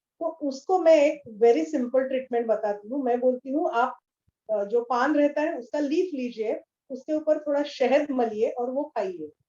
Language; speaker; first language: Hindi; non-native, local second language; Marathi